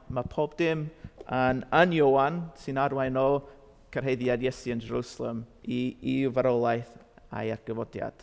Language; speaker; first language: Welsh; non-native, fluent; English